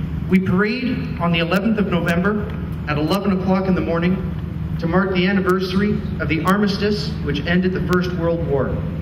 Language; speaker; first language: English; native; English